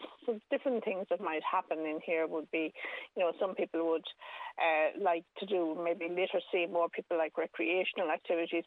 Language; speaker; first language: English; native; English